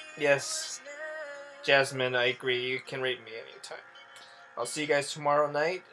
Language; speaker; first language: English; native; English